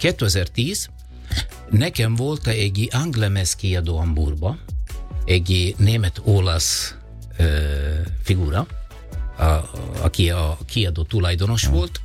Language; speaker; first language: Hungarian; non-native, learner; Italian